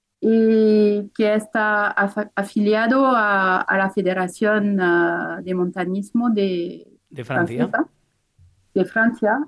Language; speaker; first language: Spanish; non-native, fluent; French